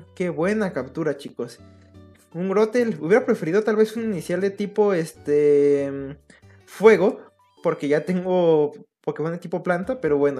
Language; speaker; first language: Spanish; native; Spanish